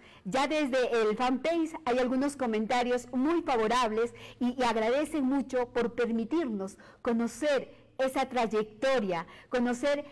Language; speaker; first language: Spanish; native; Spanish